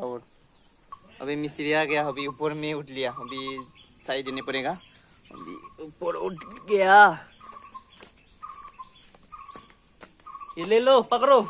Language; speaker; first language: Hindi; non-native, local second language; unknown